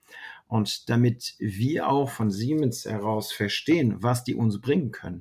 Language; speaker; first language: German; non-native, fluent; French